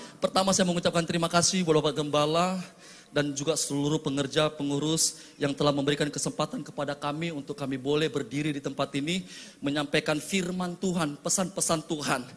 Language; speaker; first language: Indonesian; native; Indonesian